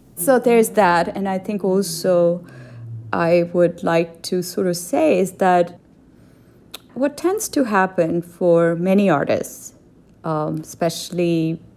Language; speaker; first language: English; non-native, local second language; Urdu